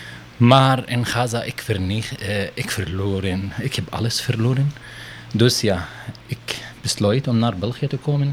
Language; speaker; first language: Dutch; non-native, learner; Arabic